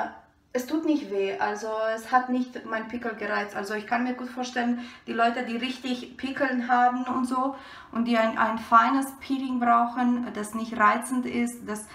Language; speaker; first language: German; non-native, fluent; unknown